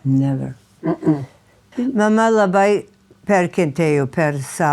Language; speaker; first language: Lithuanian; early bilingual, heritage; Lithuanian